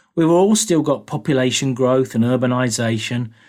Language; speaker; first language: English; native; English